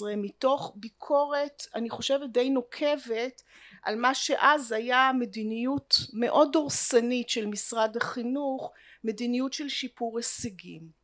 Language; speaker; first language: Hebrew; native; Hebrew